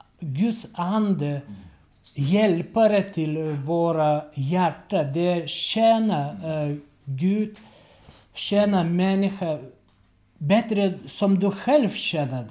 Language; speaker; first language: Swedish; non-native, learner; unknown